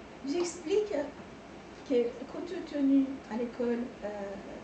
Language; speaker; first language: French; non-native, fluent; Persian